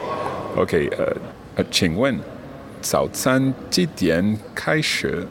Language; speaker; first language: Chinese; non-native, learner; English